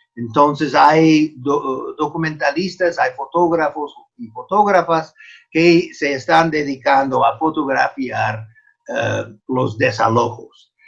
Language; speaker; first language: Spanish; non-native, fluent; English